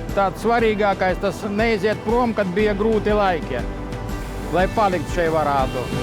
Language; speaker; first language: Latvian; non-native, local second language; Russian